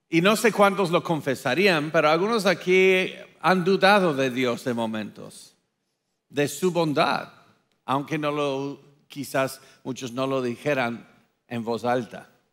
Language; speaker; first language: Spanish; non-native, fluent; English